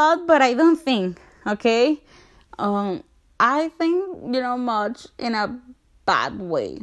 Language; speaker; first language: English; non-native, learner; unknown